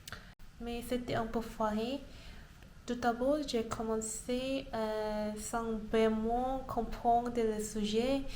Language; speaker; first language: French; non-native, learner; Korean